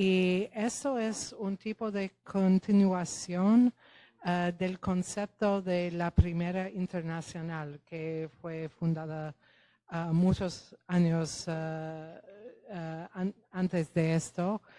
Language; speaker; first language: Spanish; non-native, fluent; Polish